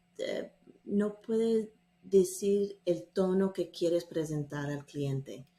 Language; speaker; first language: Spanish; non-native, fluent; English